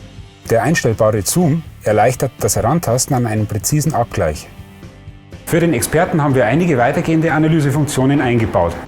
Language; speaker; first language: German; native; German